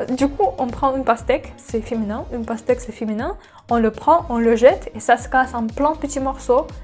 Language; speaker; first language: French; non-native, fluent; Russian